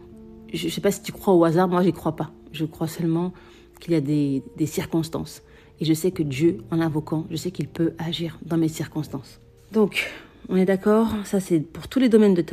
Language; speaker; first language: French; native; French